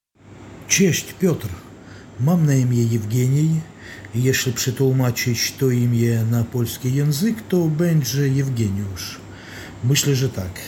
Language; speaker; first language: Polish; non-native, learner; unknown